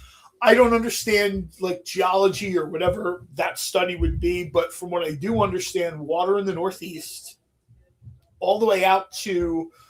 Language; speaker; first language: English; native; English